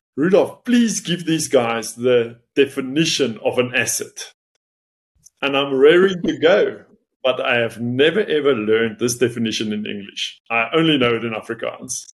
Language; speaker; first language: English; non-native, local second language; Afrikaans